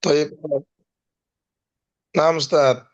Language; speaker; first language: Arabic; non-native, learner; Indonesian